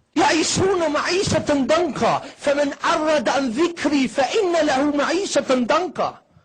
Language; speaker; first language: Egyptian Arabic; non-native, fluent; German